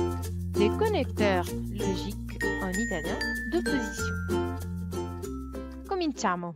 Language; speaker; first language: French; non-native, fluent; Italian